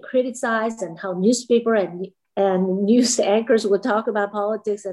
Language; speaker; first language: English; non-native, fluent; Korean